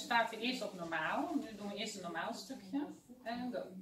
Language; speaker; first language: Dutch; native; Dutch